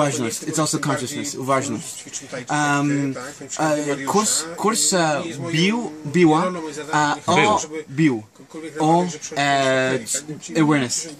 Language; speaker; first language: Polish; non-native, learner; English